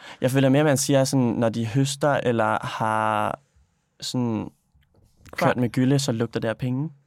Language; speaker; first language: Danish; native; Danish